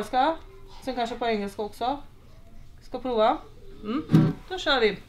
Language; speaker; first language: Swedish; non-native, fluent; Slovenian